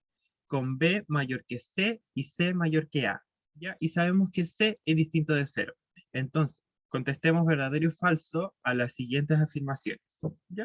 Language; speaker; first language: Spanish; native; Spanish